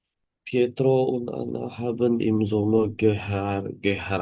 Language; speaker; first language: German; non-native, learner; Indonesian